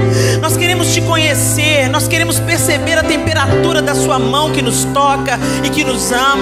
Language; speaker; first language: Portuguese; native; Portuguese